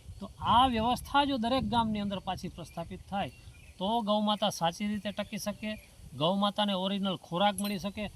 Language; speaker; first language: Gujarati; non-native, local second language; Kachhi